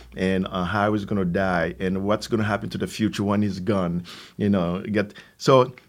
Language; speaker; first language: English; non-native, fluent; Haitian Creole